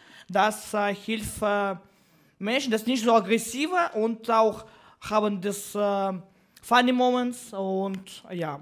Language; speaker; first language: German; non-native, learner; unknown